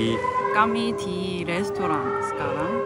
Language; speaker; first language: Indonesian; non-native, learner; Korean